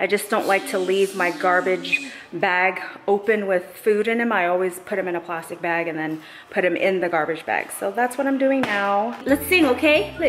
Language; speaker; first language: English; native; English